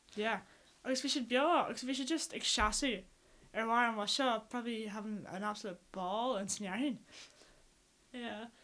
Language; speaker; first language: Irish; non-native, local second language; English